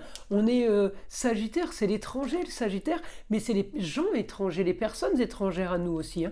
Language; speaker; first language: French; native; French